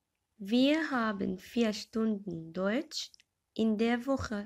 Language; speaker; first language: German; non-native, fluent; Arabic